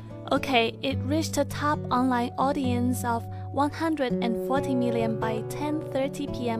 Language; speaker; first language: English; non-native, fluent; Chinese